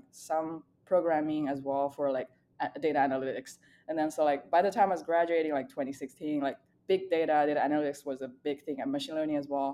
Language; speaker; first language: English; non-native, fluent; Chinese